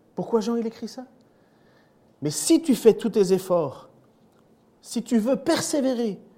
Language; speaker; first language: French; native; French